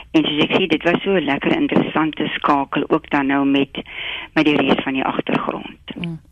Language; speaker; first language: Afrikaans; native; Afrikaans